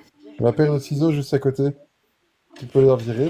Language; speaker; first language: French; native; French